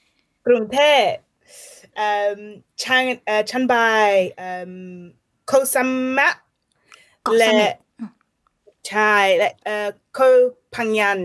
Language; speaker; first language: Thai; non-native, learner; English